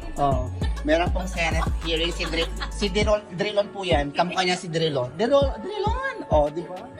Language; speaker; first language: Filipino; native; Filipino